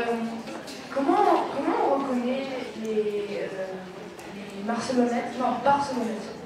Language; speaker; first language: French; non-native, fluent; Spanish